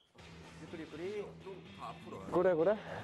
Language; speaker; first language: Japanese; non-native, learner; Korean